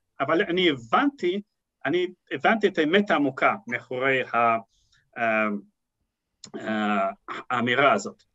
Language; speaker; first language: Hebrew; non-native, fluent; Russian